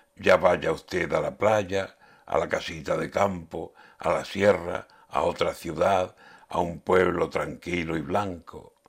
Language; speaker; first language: Spanish; native; Spanish